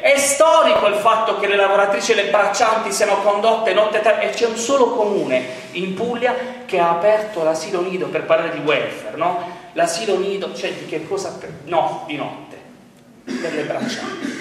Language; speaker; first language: Italian; native; Italian